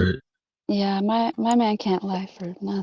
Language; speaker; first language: English; native; English